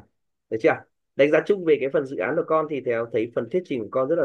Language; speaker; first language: Vietnamese; native; Vietnamese